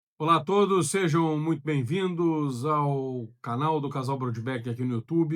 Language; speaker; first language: Portuguese; native; Portuguese